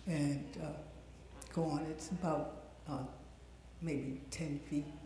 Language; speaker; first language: English; native; English